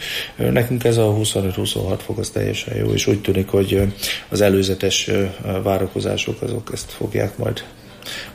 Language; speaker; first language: Hungarian; native; Hungarian